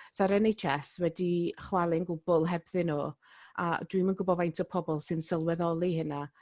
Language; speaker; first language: Welsh; non-native, local second language; English